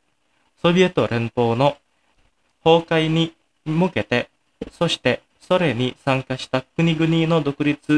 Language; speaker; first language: Japanese; non-native, fluent; Indonesian